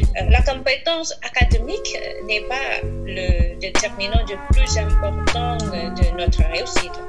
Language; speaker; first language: French; non-native, fluent; Indonesian